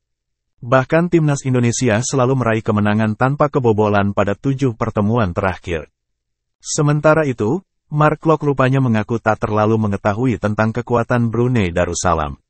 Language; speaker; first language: Indonesian; native; Indonesian